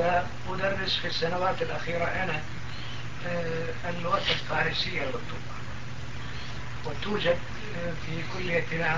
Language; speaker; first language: Arabic; non-native, fluent; Turkish